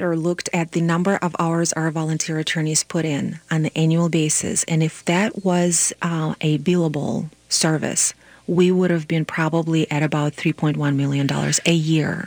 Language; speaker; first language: English; non-native, fluent; Romanian